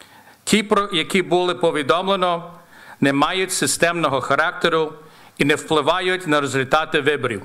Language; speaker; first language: Ukrainian; early bilingual, heritage; Ukrainian